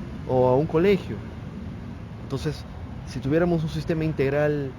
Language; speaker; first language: Spanish; native; Spanish